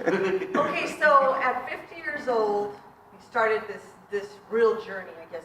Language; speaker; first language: English; native; English